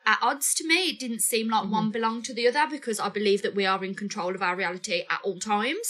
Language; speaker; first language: English; native; English